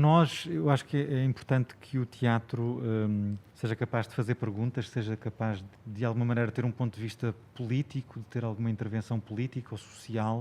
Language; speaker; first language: Portuguese; native; Portuguese